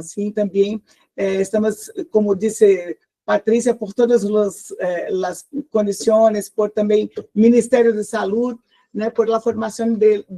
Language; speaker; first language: Spanish; non-native, learner; Portuguese